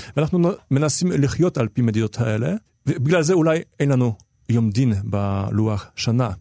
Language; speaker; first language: Hebrew; non-native, fluent; Polish